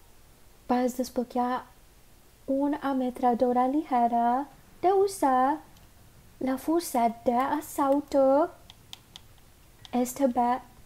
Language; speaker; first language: Spanish; non-native, learner; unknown